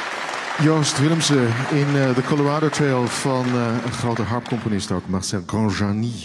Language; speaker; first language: Dutch; native; Dutch